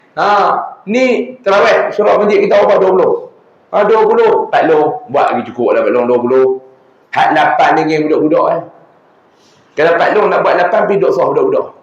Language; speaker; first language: Malay; native; Malay